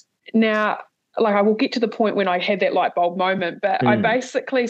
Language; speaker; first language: English; native; English